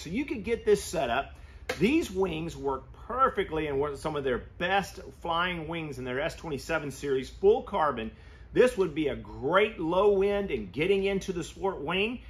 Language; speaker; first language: English; native; English